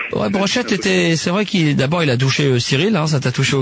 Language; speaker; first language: French; native; French